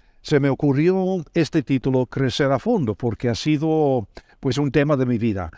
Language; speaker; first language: Spanish; non-native, fluent; English